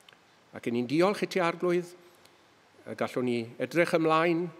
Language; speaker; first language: Welsh; native; Welsh